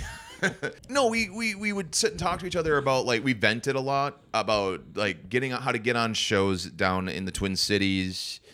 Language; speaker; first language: English; native; English